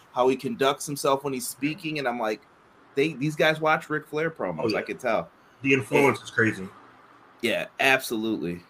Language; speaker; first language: English; native; English